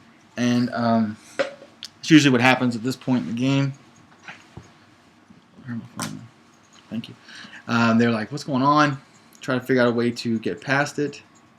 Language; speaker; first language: English; native; English